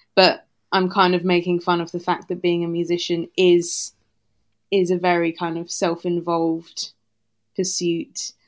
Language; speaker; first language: English; native; English